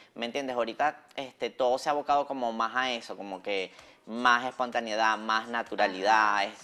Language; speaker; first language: Spanish; native; Spanish